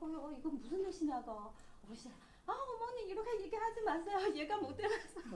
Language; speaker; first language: Korean; non-native, learner; Chinese